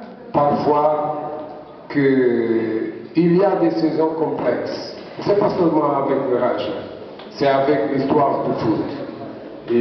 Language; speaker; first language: French; non-native, learner; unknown